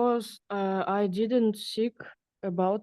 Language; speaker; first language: English; non-native, learner; Russian